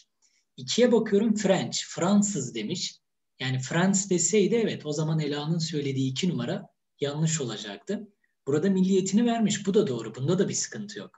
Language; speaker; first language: Turkish; native; Turkish